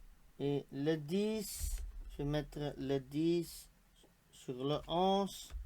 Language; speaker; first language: French; non-native, local second language; Dutch